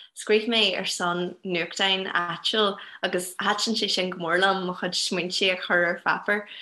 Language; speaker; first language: Irish; non-native, local second language; English